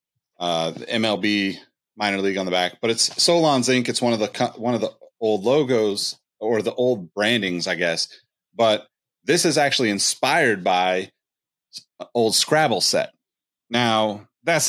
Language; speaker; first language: English; native; English